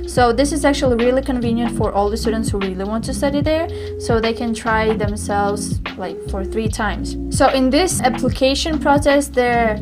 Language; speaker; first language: English; non-native, fluent; Tajik